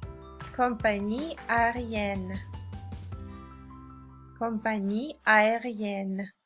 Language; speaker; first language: French; non-native, fluent; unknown